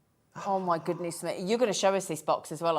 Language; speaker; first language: English; native; English